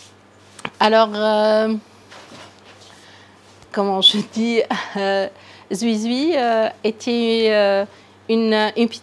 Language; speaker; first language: French; non-native, local second language; Arabic